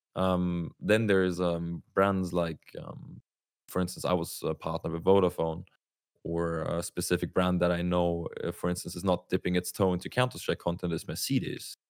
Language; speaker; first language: English; non-native, fluent; German